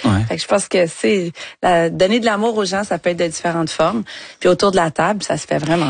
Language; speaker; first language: French; native; French